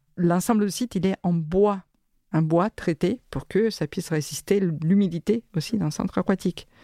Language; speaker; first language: French; non-native, fluent; Spanish